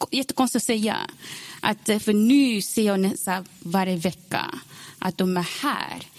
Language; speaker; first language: Swedish; non-native, learner; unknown